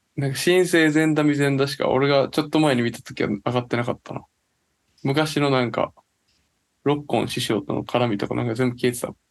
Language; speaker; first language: Japanese; native; Japanese